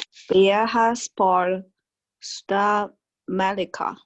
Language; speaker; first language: Spanish; non-native, learner; English